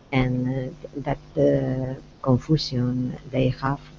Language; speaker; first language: English; non-native, learner; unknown